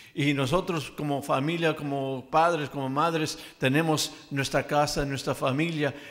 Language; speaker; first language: Spanish; early bilingual, heritage; Spanish